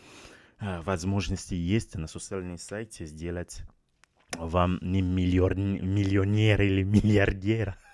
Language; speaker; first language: Russian; non-native, learner; French